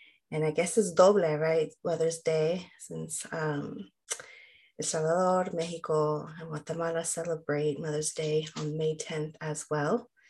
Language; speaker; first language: English; early bilingual, other home language; Spanish